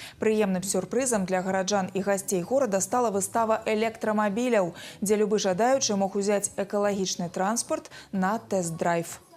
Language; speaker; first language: Belarusian; native; Belarusian